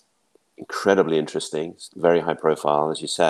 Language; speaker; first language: English; native; English